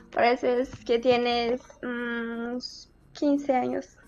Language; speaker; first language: Spanish; non-native, learner; Portuguese